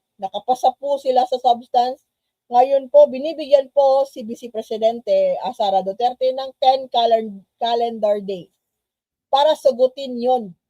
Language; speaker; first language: Filipino; non-native, local second language; Cebuano